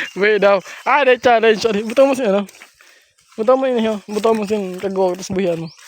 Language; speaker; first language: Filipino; non-native, local second language; Masbatenyo